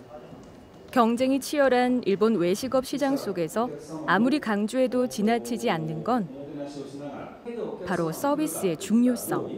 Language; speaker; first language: Korean; native; Korean